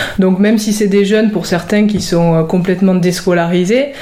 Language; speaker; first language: French; native; French